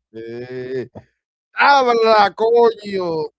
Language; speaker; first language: Spanish; early bilingual, heritage; Spanish